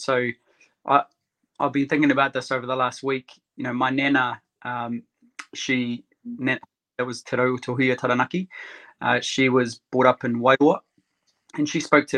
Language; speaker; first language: English; native; English